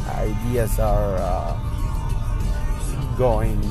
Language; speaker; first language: English; non-native, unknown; Spanish